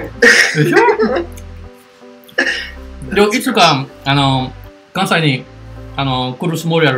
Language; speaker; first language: Japanese; non-native, learner; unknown